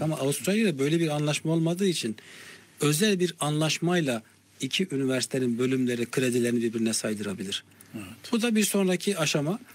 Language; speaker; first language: Turkish; native; Turkish